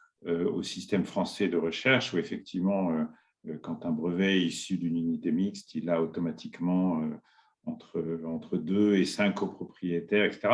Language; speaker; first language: French; native; French